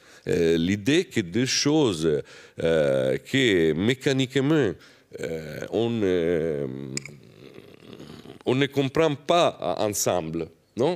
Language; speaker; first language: French; non-native, fluent; Italian